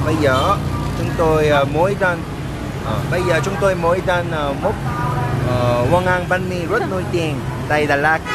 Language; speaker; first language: Vietnamese; non-native, learner; Korean